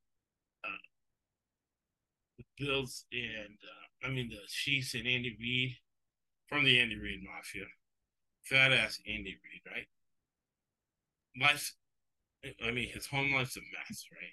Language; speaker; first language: English; early bilingual, other home language; Spanish